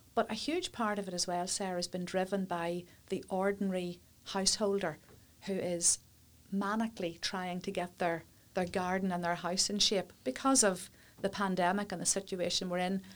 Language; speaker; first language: English; native; English